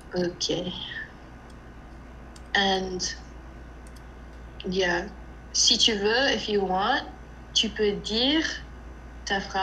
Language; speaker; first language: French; non-native, fluent; English